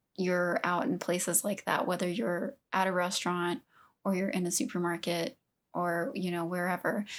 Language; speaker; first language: English; native; English